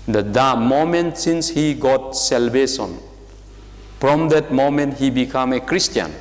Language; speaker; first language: English; non-native, local second language; Assamese